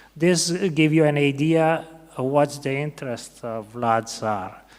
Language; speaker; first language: English; non-native, fluent; Italian